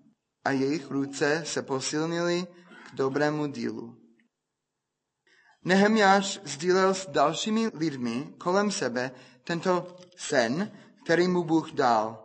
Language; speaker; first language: Czech; non-native, fluent; English